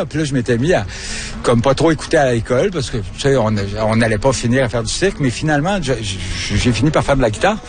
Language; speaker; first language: French; native; French